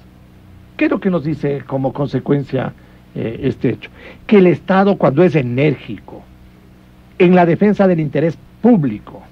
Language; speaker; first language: Spanish; native; Spanish